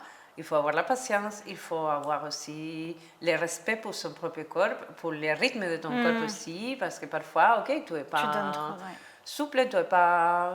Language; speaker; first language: French; non-native, learner; Spanish